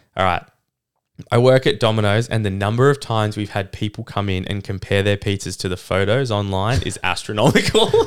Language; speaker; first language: English; native; English